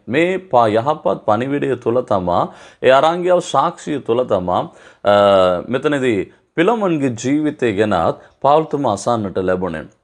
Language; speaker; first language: Sinhala; non-native, local second language; Tamil